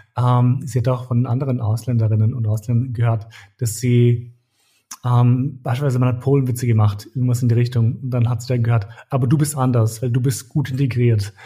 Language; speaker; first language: German; early bilingual, other home language; Albanian